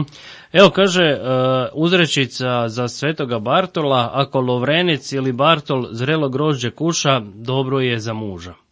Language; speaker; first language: Croatian; native; Croatian